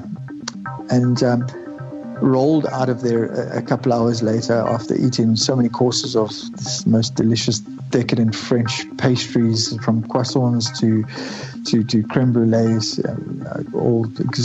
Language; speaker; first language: English; native; English